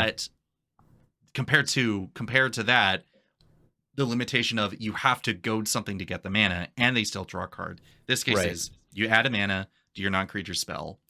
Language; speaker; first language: English; native; English